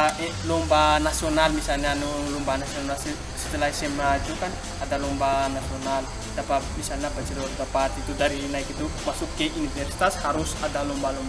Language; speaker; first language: Indonesian; non-native, learner; Malagasy